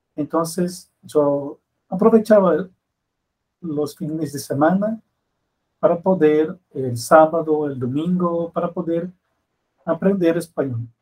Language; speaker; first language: Spanish; non-native, fluent; Portuguese